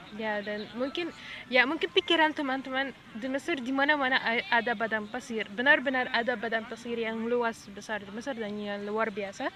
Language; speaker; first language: Indonesian; non-native, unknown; Arabic